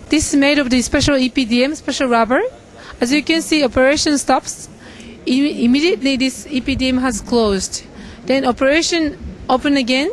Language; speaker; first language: English; non-native, fluent; Japanese